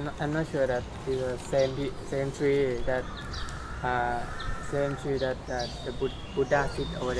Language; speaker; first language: English; non-native, learner; Thai